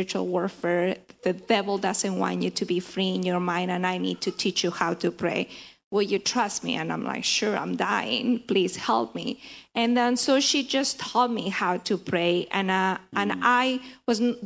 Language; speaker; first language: English; non-native, fluent; Spanish